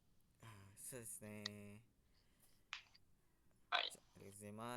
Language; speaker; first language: Japanese; non-native, learner; Indonesian